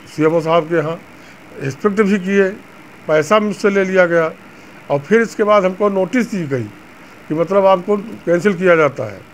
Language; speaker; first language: Hindi; native; Hindi